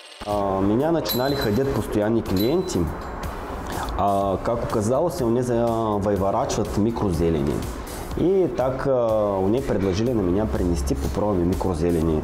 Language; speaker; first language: Russian; non-native, learner; Bulgarian